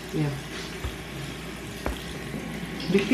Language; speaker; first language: German; non-native, learner; Filipino